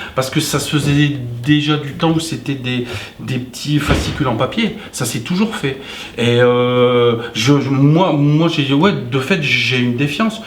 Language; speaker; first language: French; native; French